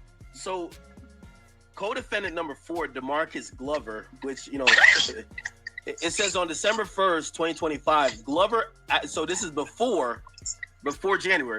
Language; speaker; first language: English; native; English